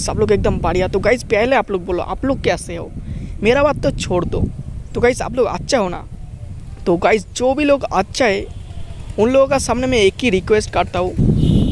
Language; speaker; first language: Hindi; non-native, local second language; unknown